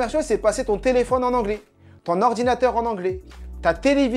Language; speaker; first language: French; native; French